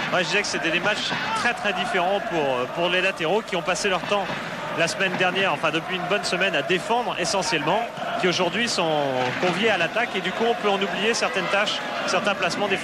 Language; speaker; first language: French; native; French